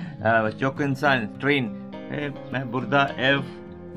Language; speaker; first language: Turkish; non-native, learner; Hindi